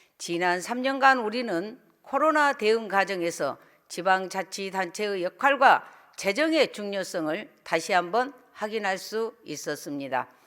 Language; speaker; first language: Korean; native; Korean